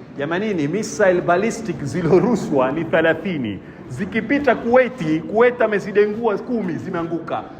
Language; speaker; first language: Swahili; native; Swahili